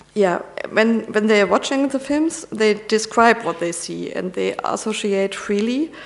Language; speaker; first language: English; non-native, fluent; German